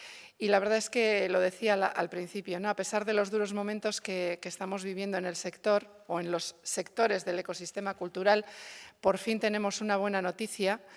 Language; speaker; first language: Spanish; non-native, local second language; Basque